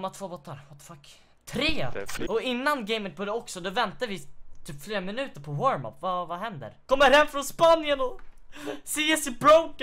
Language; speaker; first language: Swedish; native; Swedish